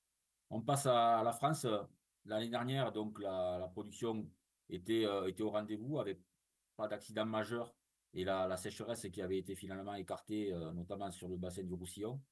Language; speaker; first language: French; native; French